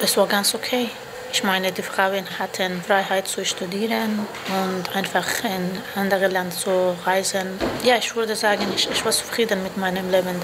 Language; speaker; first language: German; non-native, fluent; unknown